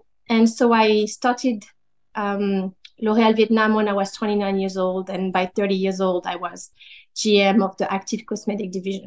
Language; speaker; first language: English; non-native, fluent; French